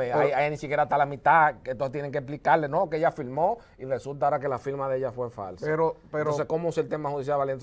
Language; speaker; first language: Spanish; native; Spanish